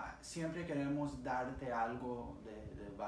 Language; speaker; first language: Spanish; early bilingual, other home language; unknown